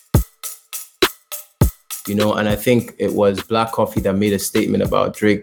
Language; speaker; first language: English; non-native, local second language; Yoruba